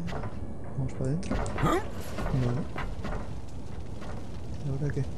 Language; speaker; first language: Spanish; native; Spanish